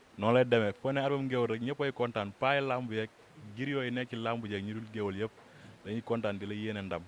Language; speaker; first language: Wolof; native; Wolof